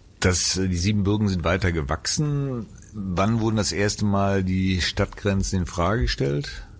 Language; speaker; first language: German; native; German